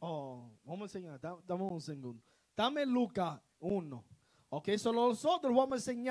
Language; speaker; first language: Spanish; non-native, learner; English